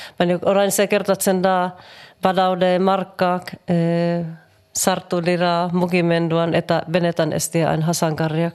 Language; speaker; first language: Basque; non-native, learner; Finnish